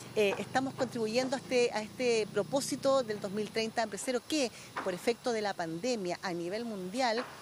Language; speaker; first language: Spanish; native; Spanish